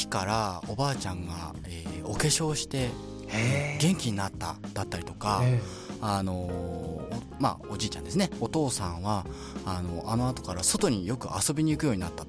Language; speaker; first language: Japanese; native; Japanese